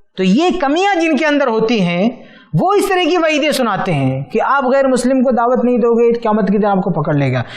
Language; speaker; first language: Urdu; native; Urdu